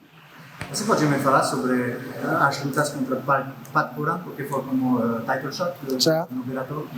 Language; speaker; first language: Portuguese; non-native, learner; French